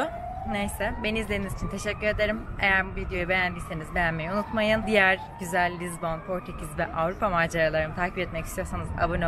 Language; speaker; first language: Turkish; native; Turkish